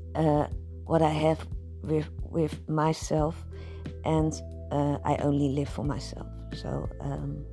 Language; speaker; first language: English; non-native, learner; Dutch